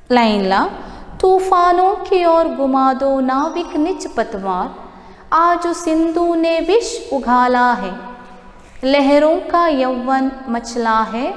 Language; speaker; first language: Hindi; non-native, local second language; Malayalam